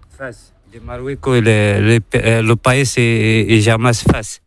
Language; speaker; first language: Spanish; non-native, learner; Arabic